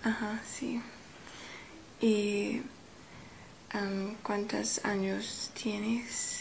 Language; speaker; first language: Spanish; non-native, learner; English